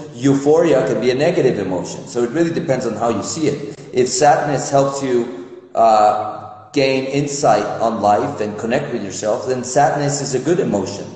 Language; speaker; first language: English; non-native, fluent; Spanish